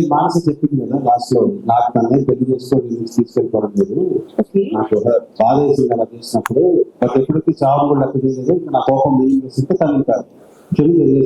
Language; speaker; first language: Telugu; native; Telugu